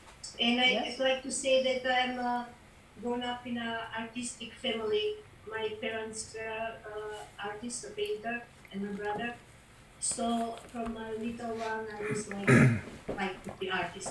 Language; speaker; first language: English; non-native, fluent; Macedonian